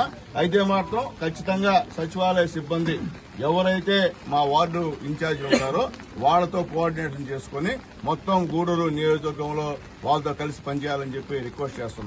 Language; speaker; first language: Telugu; native; Telugu